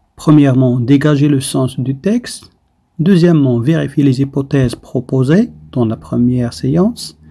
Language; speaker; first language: French; non-native, local second language; Arabic